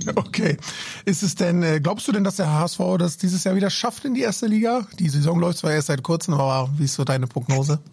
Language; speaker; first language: German; native; German